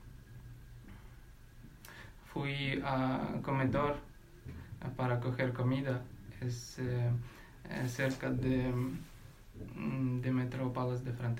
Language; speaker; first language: Spanish; non-native, learner; Ukrainian